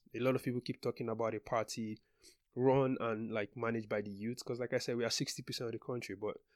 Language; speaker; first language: English; non-native, local second language; Yoruba